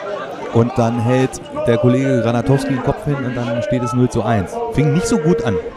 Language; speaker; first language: German; native; German